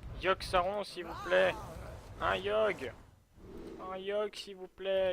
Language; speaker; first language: French; native; French